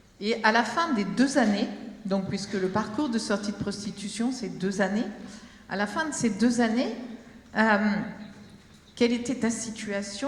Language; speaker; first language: French; native; French